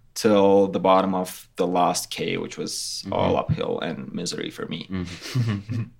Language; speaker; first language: English; non-native, fluent; Latvian